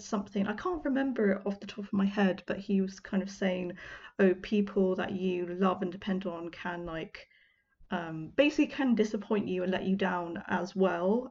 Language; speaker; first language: English; native; English